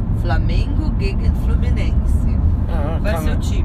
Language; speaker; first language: German; non-native, fluent; Portuguese